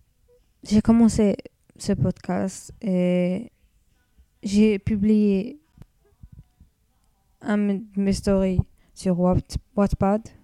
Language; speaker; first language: French; non-native, learner; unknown